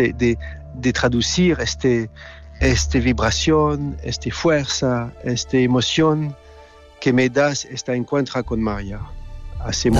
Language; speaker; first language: Spanish; non-native, learner; French